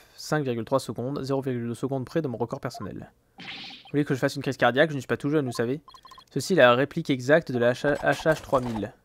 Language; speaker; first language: French; native; French